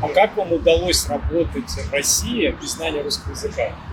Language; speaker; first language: Russian; native; Russian